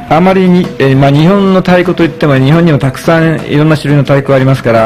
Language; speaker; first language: Japanese; native; Japanese